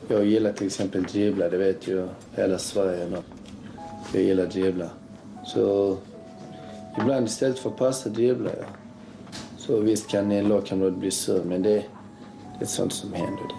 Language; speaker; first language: Swedish; early bilingual, other home language; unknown